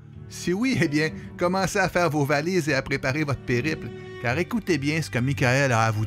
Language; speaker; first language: French; native; French